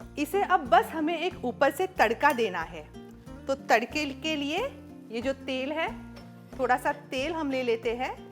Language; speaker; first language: Hindi; non-native, local second language; Marathi